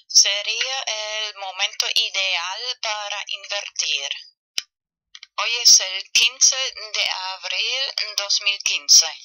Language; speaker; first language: Spanish; non-native, fluent; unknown